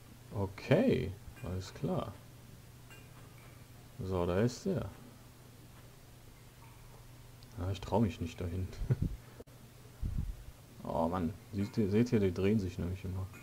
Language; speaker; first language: German; native; German